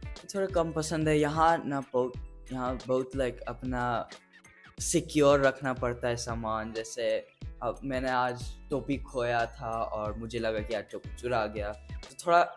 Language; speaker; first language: Hindi; early bilingual, heritage; English